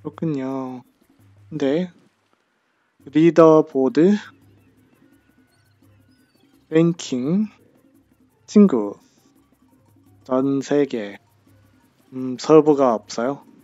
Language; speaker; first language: Korean; non-native, fluent; English